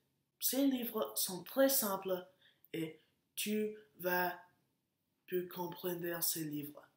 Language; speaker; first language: French; non-native, learner; Spanish